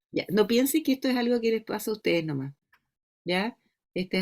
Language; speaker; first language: Spanish; native; Spanish